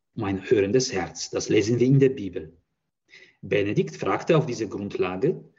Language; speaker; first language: German; non-native, fluent; Polish